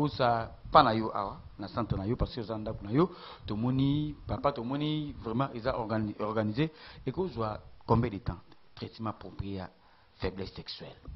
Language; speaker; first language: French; non-native, local second language; Lingala